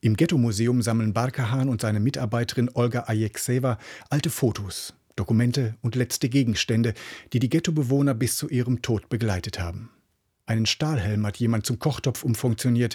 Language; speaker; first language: German; native; German